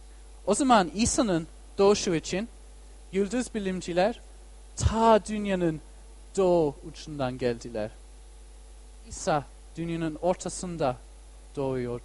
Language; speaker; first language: Turkish; non-native, fluent; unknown